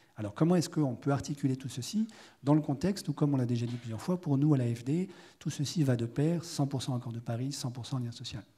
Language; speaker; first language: French; native; French